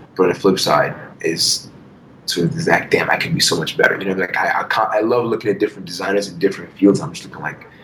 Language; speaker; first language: English; early bilingual, other home language; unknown